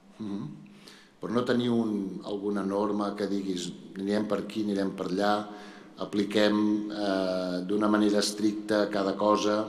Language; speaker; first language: Catalan; native; Catalan